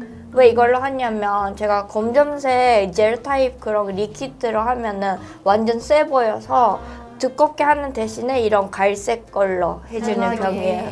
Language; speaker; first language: Korean; non-native, fluent; Japanese